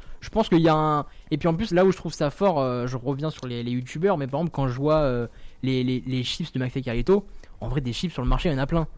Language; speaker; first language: French; native; French